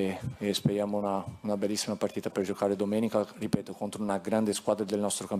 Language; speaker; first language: Italian; non-native, fluent; Portuguese